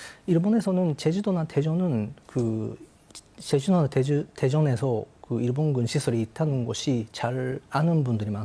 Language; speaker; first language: Korean; non-native, fluent; Japanese